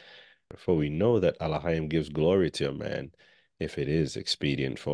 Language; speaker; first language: English; native; English